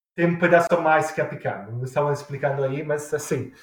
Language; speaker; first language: Portuguese; non-native, fluent; Italian